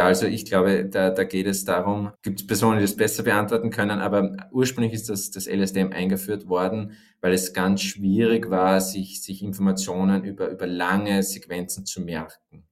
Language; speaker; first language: German; native; German